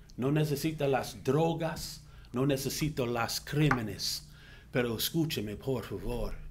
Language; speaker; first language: Spanish; non-native, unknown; English